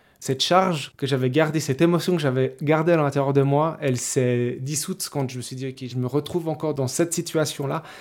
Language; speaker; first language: French; early bilingual, other home language; Spanish